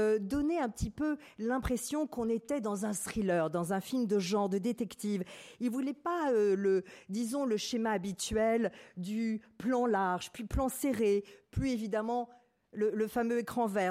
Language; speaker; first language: French; native; French